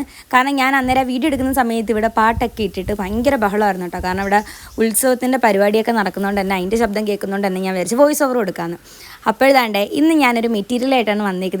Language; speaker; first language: Malayalam; native; Malayalam